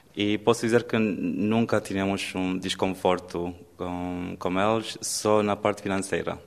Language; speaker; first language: Portuguese; non-native, fluent; Romanian